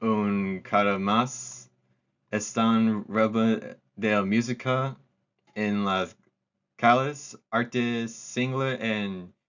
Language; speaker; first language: Spanish; non-native, learner; English